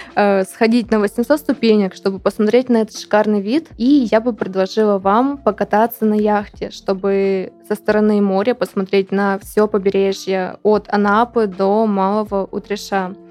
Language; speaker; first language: Russian; native; Russian